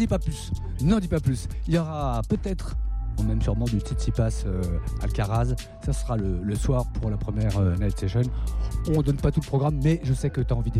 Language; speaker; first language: French; native; French